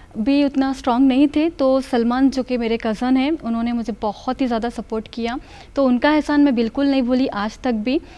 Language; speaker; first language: Hindi; native; Hindi